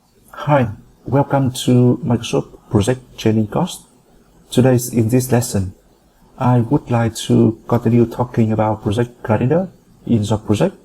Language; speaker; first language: English; non-native, fluent; Vietnamese